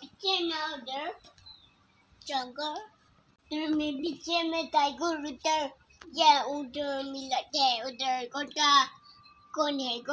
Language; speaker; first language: Hindi; non-native, local second language; Khasi